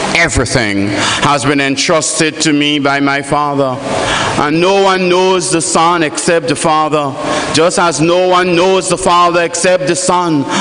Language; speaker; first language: English; non-native, local second language; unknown